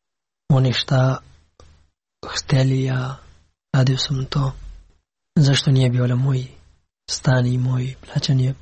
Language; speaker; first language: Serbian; non-native, learner; Pashto